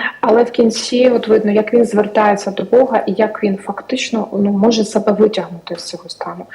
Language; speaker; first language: Ukrainian; native; Ukrainian